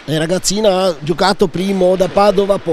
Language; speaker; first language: Italian; non-native, learner; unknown